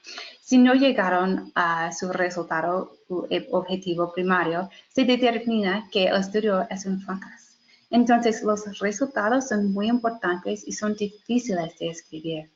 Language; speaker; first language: Spanish; non-native, fluent; English